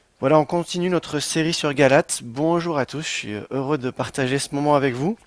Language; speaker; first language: French; native; French